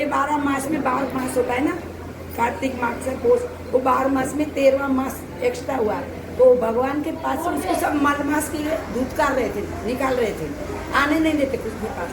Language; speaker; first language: Hindi; non-native, local second language; Gujarati